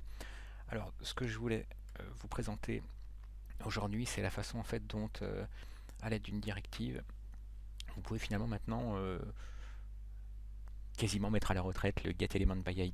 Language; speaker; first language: French; native; French